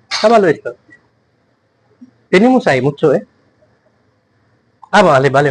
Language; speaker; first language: Spanish; non-native, learner; Filipino